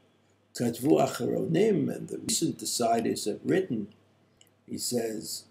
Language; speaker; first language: English; native; English